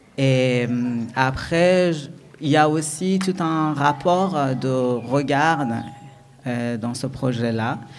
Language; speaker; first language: French; non-native, fluent; Persian